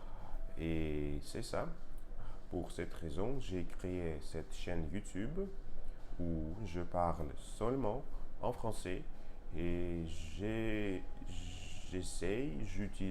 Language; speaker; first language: French; non-native, learner; Russian